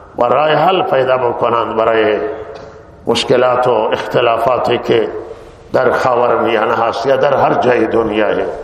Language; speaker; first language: Persian; non-native, local second language; Baluchi